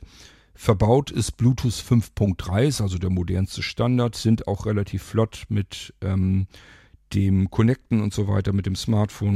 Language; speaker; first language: German; native; German